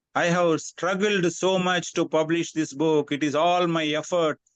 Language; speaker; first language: English; non-native, local second language; Tamil